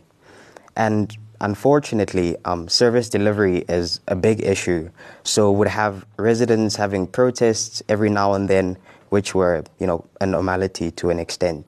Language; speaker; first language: English; non-native, local second language; Zulu